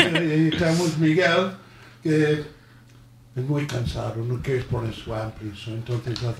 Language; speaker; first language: Spanish; non-native, learner; English